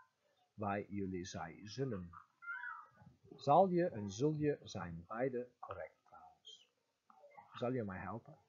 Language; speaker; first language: Dutch; non-native, fluent; Turkish